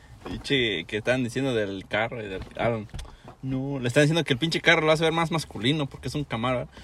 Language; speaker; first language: Spanish; early bilingual, heritage; Spanish